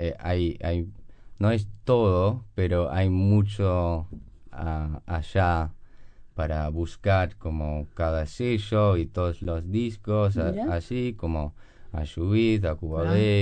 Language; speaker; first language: Spanish; non-native, learner; English